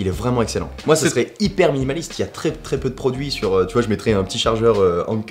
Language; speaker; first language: French; native; French